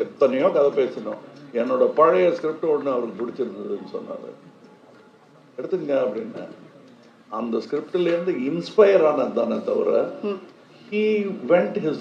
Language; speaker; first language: Tamil; native; Tamil